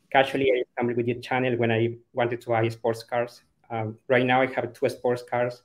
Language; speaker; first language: English; non-native, fluent; Spanish